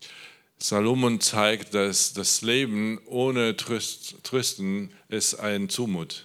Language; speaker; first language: German; non-native, learner; Polish